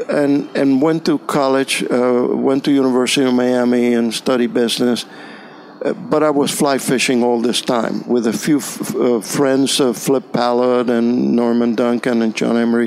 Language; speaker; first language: English; non-native, fluent; Spanish